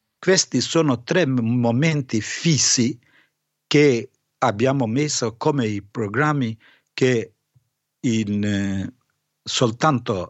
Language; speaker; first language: Italian; non-native, fluent; Albanian